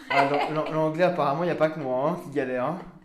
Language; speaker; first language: French; native; French